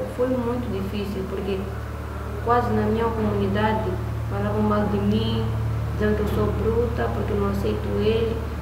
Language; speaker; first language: Portuguese; non-native, local second language; Makhuwa